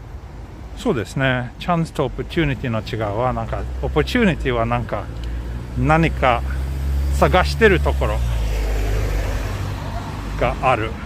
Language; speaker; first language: Japanese; non-native, fluent; Swedish